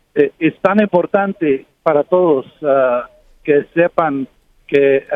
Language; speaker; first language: Spanish; early bilingual, heritage; Spanish